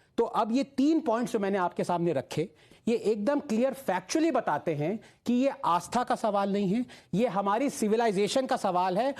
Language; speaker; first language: Hindi; non-native, local second language; Tamil